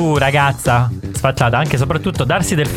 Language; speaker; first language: Italian; native; Italian